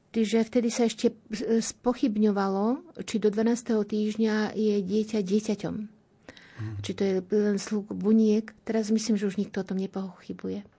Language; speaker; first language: Slovak; native; Slovak